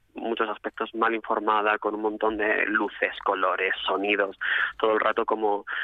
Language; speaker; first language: Spanish; native; Spanish